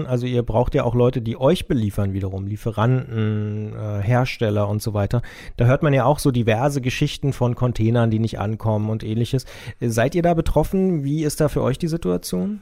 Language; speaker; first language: German; native; German